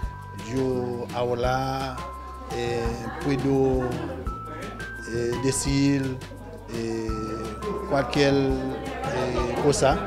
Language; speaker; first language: Spanish; non-native, learner; Haitian Creole